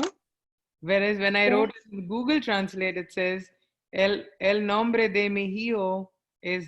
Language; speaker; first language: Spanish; non-native, learner; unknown